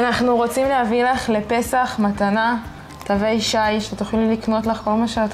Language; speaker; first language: Hebrew; native; Hebrew